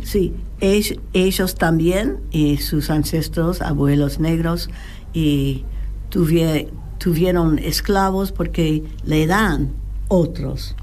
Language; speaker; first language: Spanish; non-native, fluent; English